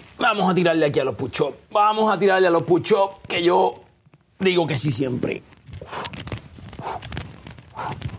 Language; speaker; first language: Spanish; native; Spanish